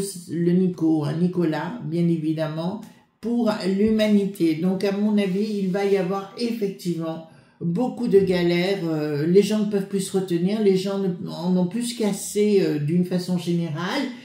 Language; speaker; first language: French; native; French